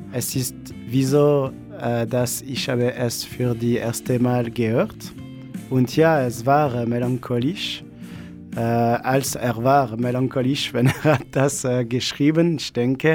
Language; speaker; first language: German; non-native, learner; Italian